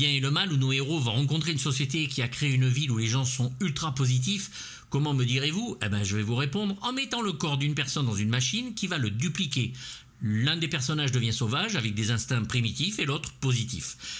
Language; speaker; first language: French; native; French